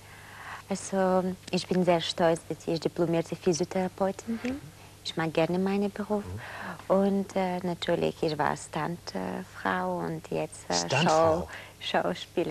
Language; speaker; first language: German; non-native, fluent; Bulgarian